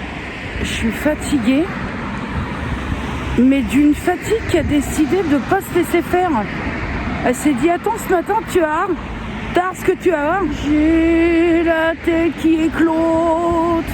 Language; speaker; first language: French; native; French